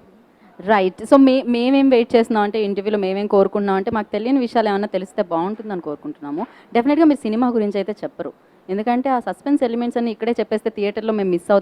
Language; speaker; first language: Telugu; native; Telugu